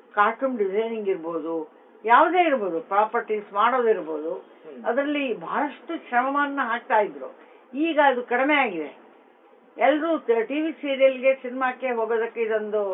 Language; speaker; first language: Kannada; non-native, local second language; Konkani